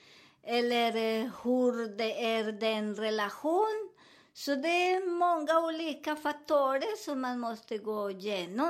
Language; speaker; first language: Swedish; non-native, fluent; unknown